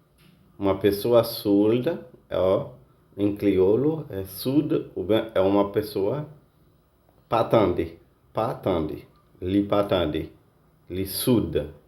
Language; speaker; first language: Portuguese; non-native, learner; Haitian Creole